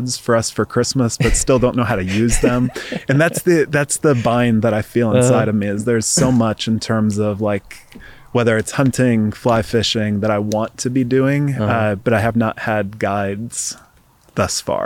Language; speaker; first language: English; native; English